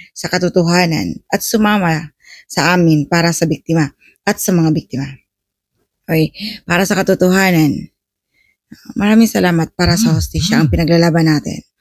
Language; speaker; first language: Filipino; native; Filipino